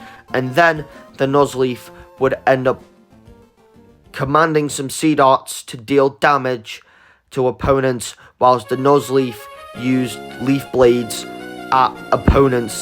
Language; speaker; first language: English; native; English